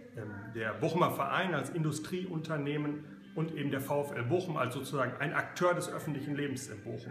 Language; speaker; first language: German; native; German